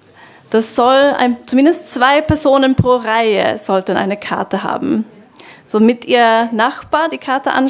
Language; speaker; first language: German; non-native, fluent; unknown